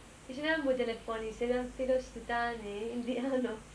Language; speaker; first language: Greek; early bilingual, heritage; Greek